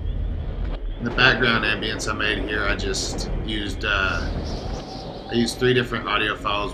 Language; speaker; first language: English; native; English